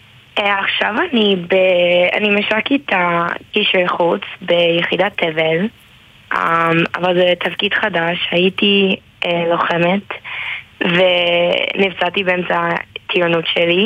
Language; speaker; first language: Hebrew; non-native, learner; English